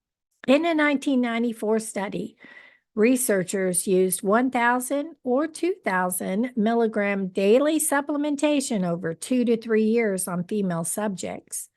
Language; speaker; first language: English; native; English